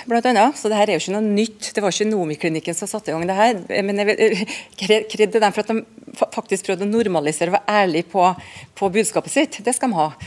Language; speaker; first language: Norwegian; native; Norwegian